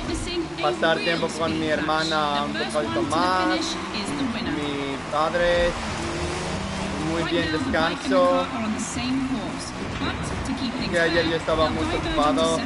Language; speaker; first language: Spanish; non-native, learner; English